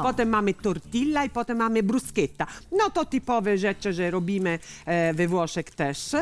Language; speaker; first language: Polish; non-native, learner; Italian